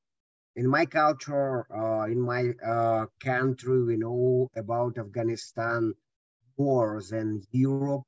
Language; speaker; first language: English; non-native, learner; Russian